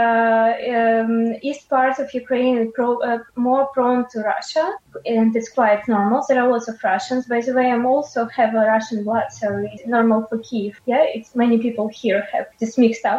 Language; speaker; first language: English; non-native, fluent; Ukrainian